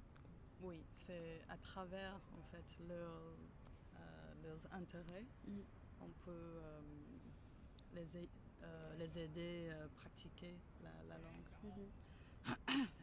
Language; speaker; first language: French; non-native, fluent; English